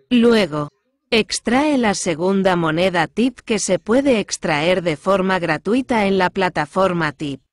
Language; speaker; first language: Spanish; non-native, fluent; Korean